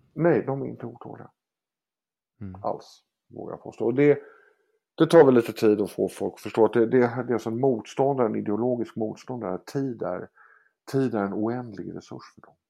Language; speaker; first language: Swedish; native; Swedish